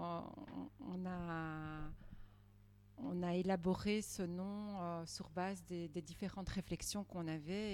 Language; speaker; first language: French; native; French